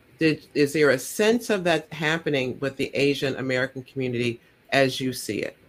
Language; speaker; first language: English; native; English